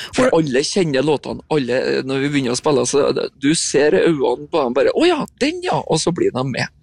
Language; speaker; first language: Norwegian; native; Norwegian